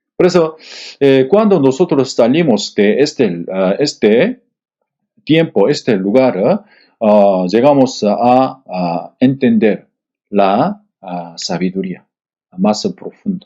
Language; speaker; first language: Spanish; non-native, fluent; Korean